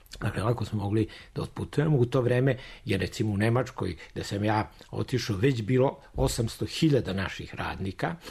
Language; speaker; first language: Serbian; native; Serbian